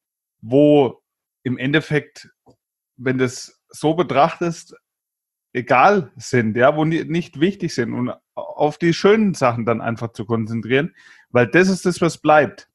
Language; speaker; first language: German; native; German